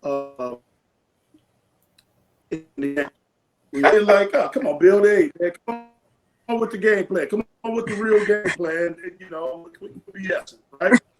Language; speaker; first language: English; native; English